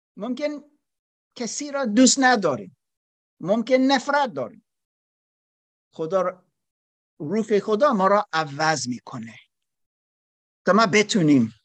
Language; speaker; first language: Persian; non-native, learner; German